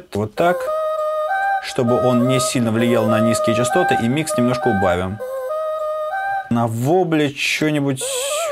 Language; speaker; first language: Russian; native; Russian